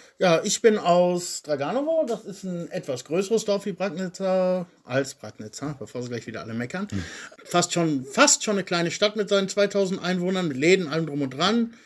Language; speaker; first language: German; native; German